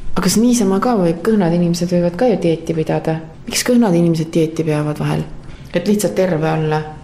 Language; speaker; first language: Estonian; native; Estonian